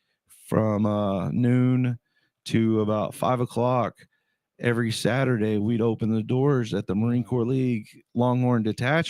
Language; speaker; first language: English; native; English